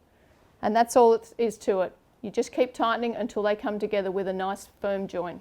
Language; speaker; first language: English; native; English